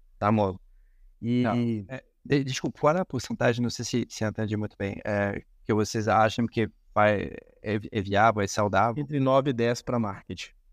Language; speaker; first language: Portuguese; non-native, fluent; Spanish